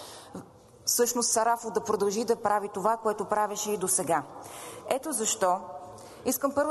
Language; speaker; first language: Bulgarian; native; Bulgarian